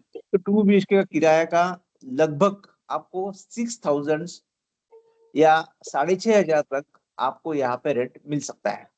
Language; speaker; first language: Hindi; non-native, local second language; Marathi